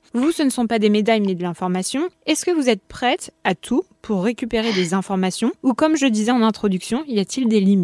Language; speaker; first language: French; native; French